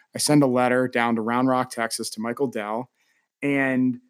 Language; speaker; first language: English; native; English